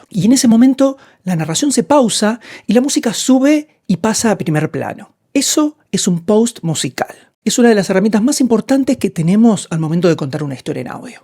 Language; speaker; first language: Spanish; native; Spanish